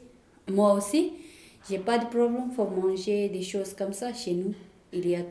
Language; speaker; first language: French; non-native, learner; Tibetan